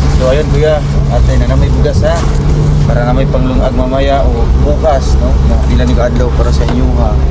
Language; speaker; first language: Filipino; non-native, local second language; Cebuano